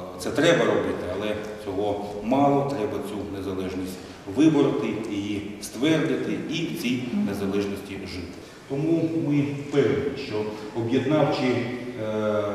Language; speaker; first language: Ukrainian; native; Ukrainian